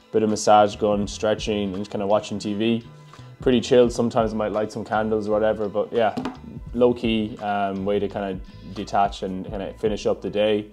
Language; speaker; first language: English; native; English